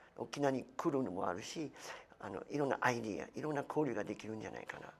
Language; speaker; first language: Japanese; non-native, fluent; French